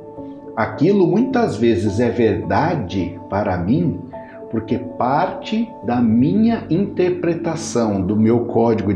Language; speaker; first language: Portuguese; native; Portuguese